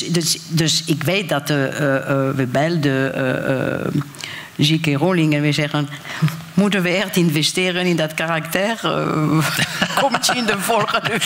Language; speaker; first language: Dutch; non-native, fluent; French